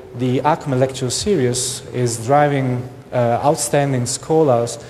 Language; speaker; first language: English; non-native, fluent; Italian